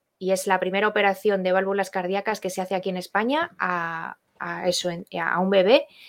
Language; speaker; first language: Spanish; non-native, learner; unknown